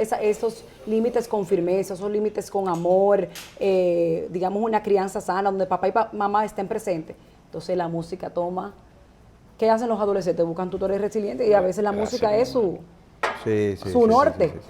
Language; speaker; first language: Spanish; native; Spanish